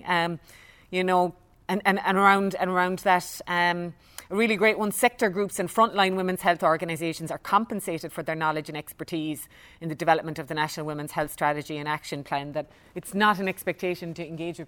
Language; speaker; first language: English; native; English